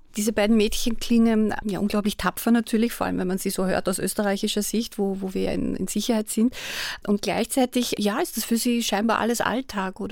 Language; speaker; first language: German; native; German